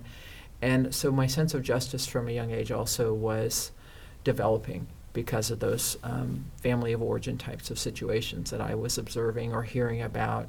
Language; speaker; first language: English; native; English